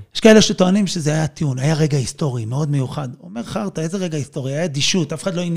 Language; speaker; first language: Hebrew; native; Hebrew